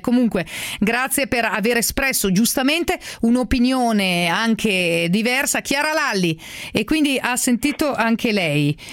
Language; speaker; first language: Italian; native; Italian